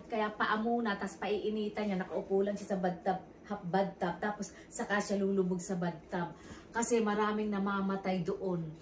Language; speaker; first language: Filipino; native; Filipino